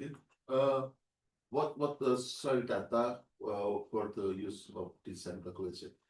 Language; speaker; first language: English; non-native, learner; Indonesian